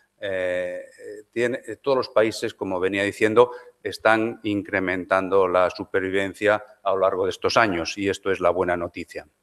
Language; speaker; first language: Spanish; non-native, local second language; Galician